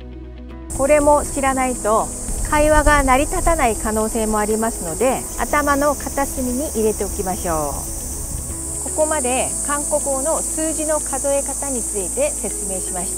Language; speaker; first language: Japanese; non-native, fluent; Korean